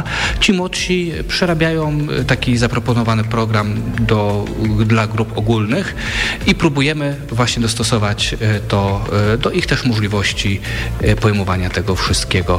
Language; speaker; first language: Polish; native; Polish